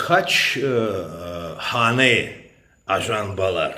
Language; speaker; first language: Turkish; non-native, learner; Abkhazian